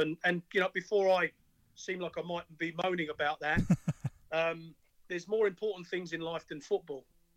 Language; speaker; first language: English; native; English